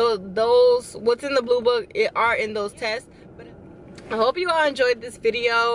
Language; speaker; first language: English; native; English